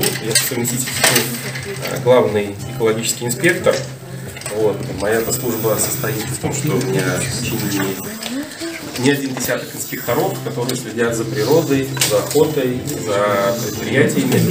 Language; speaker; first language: Russian; native; Russian